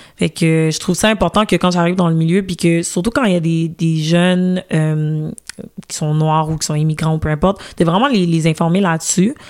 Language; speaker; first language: French; native; French